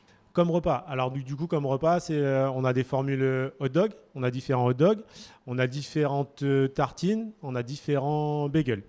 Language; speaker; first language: French; native; French